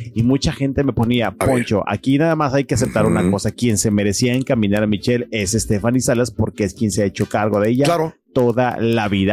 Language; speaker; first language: Spanish; native; Spanish